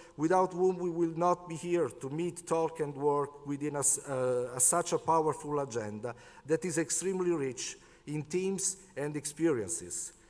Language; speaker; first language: English; non-native, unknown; Italian